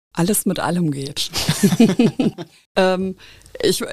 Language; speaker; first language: German; native; German